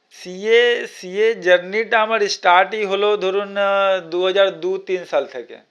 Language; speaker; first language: Bangla; non-native, local second language; Hindi